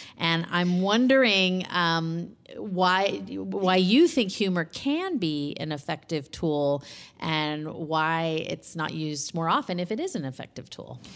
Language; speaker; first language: English; native; English